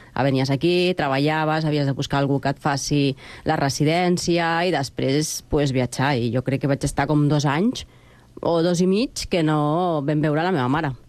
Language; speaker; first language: Catalan; non-native, fluent; Spanish